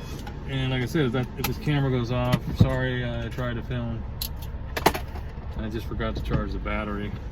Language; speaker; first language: English; native; English